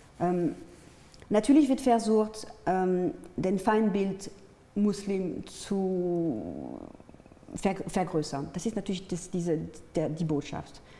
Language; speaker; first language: German; non-native, fluent; French